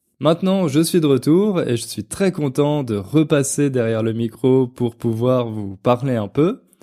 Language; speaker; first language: French; native; French